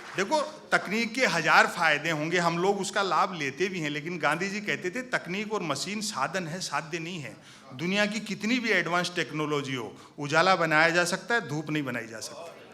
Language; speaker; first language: Hindi; native; Hindi